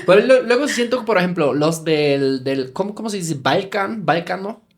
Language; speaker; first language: Spanish; non-native, fluent; German